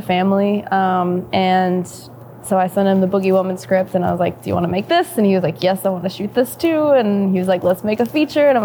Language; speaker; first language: English; native; English